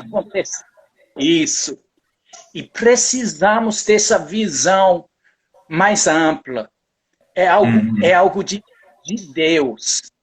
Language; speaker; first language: Portuguese; non-native, fluent; English